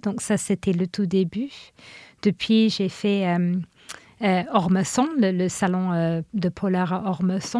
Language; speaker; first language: French; non-native, fluent; English